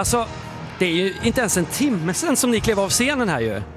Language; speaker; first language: Swedish; native; Swedish